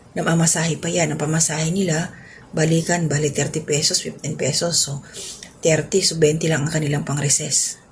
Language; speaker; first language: Filipino; non-native, local second language; Cebuano